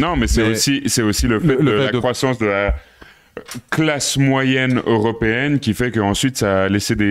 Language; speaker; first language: French; native; French